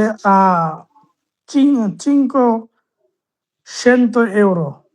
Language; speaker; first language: Italian; non-native, learner; Bangla